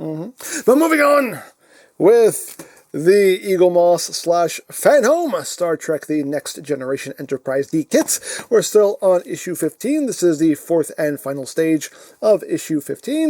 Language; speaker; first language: English; native; English